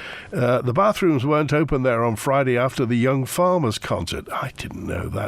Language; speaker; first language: English; native; English